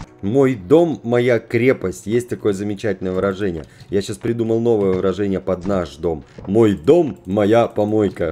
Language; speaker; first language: Russian; native; Russian